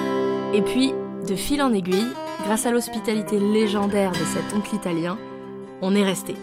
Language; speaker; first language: French; native; French